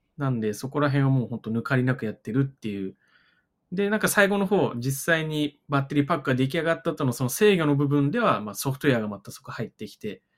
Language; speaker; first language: Japanese; native; Japanese